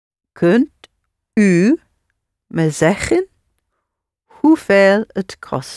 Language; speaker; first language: Dutch; non-native, learner; English